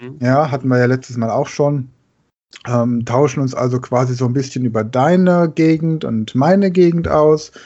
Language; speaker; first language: German; native; German